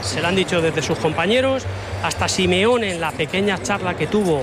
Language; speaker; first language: Spanish; native; Spanish